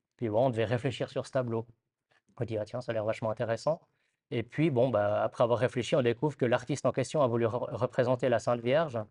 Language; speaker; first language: French; native; French